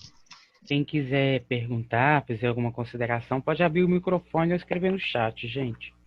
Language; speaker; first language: Portuguese; native; Portuguese